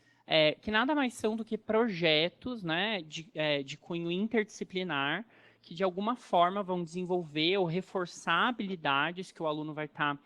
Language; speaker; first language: Portuguese; native; Portuguese